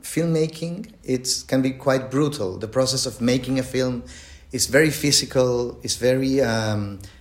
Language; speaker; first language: English; non-native, fluent; Spanish